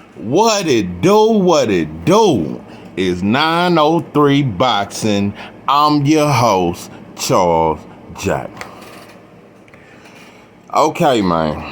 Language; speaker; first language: English; native; English